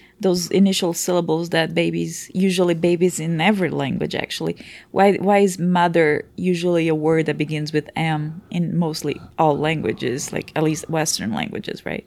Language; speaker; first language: English; non-native, fluent; Portuguese